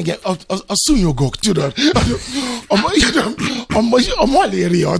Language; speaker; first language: Hungarian; non-native, learner; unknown